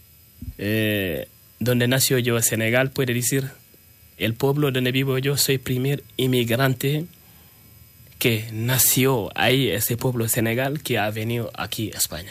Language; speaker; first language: Spanish; non-native, learner; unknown